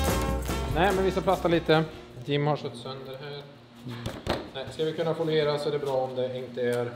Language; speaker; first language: Swedish; native; Swedish